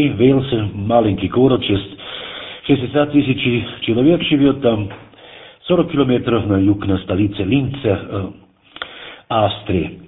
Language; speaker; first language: Russian; non-native, learner; German